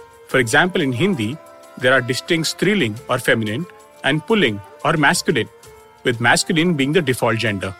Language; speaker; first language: English; non-native, local second language; Hindi